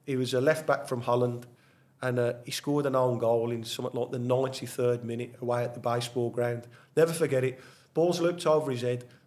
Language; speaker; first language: English; native; English